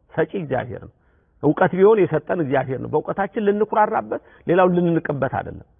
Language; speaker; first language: Amharic; native; Amharic